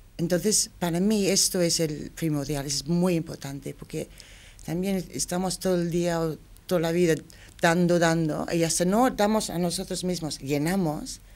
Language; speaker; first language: Spanish; non-native, fluent; English